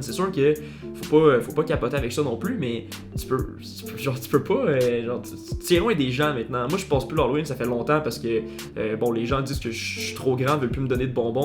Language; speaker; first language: French; native; French